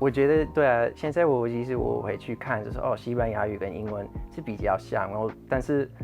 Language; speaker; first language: Chinese; non-native, fluent; English